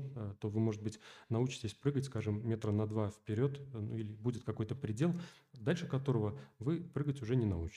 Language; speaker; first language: Russian; native; Russian